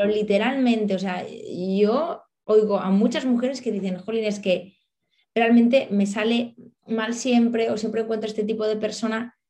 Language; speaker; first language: Spanish; native; Spanish